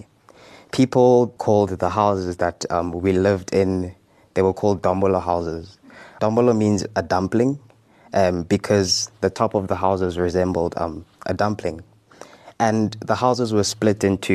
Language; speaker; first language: English; non-native, local second language; Zulu